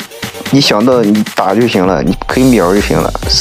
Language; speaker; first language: Chinese; native; Chinese